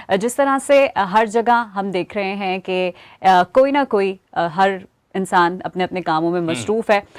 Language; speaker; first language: Urdu; native; Urdu